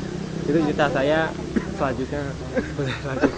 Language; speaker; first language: Indonesian; non-native, local second language; Javanese